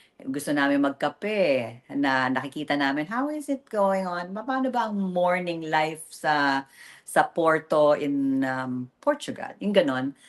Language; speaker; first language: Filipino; native; Filipino